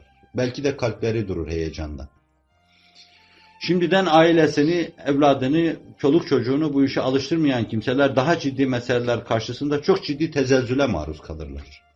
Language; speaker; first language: Turkish; native; Turkish